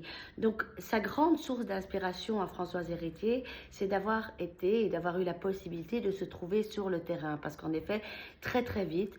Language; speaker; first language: French; native; French